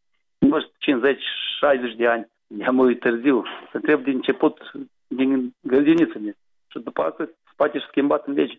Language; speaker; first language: Romanian; non-native, local second language; Gagauz